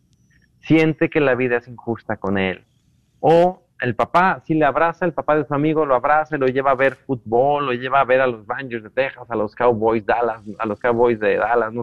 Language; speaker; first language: Spanish; native; Spanish